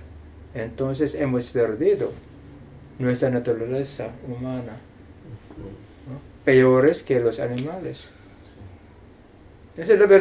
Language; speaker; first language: Spanish; non-native, fluent; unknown